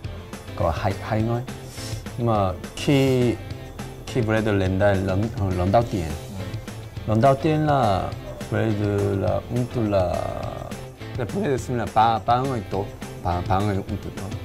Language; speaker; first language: Vietnamese; non-native, learner; Korean